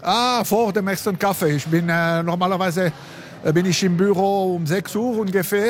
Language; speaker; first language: German; non-native, local second language; French